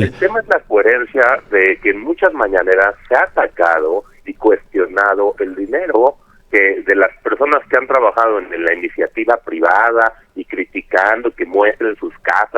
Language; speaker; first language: Spanish; native; Spanish